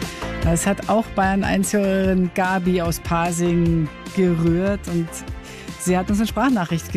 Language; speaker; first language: German; native; German